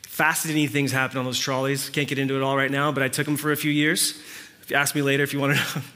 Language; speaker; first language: English; early bilingual, other home language; Spanish